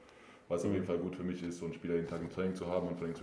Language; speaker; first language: German; native; German